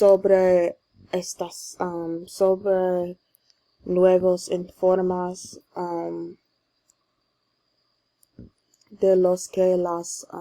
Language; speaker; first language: Spanish; non-native, learner; English